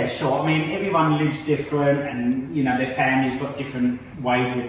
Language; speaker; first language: English; native; English